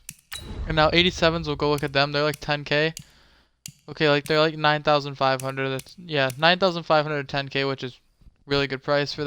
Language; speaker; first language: English; native; English